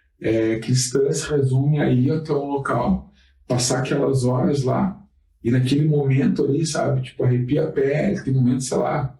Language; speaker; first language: Portuguese; native; Portuguese